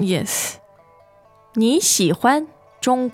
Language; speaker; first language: Chinese; non-native, fluent; English